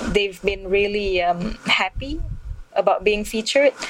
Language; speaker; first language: English; non-native, local second language; Malay